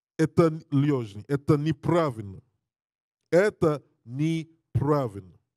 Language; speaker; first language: Russian; non-native, learner; English